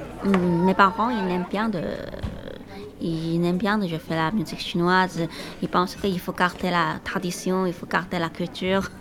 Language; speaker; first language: French; non-native, learner; Chinese